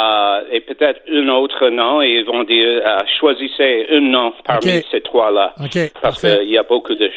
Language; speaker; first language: French; non-native, fluent; English